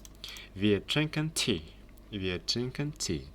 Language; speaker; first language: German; non-native, learner; Uzbek